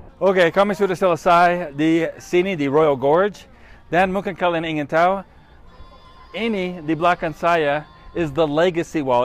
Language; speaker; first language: Indonesian; non-native, fluent; English